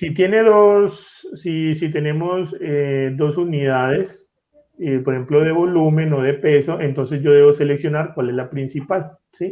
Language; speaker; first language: Spanish; native; Spanish